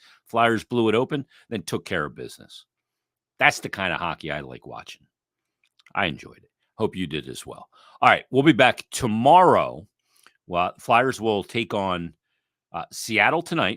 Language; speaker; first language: English; native; English